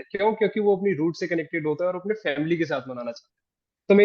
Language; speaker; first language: Hindi; native; Hindi